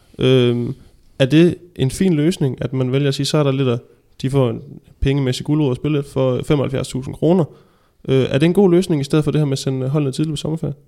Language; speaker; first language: Danish; native; Danish